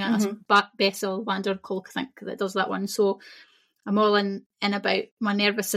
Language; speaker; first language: English; native; English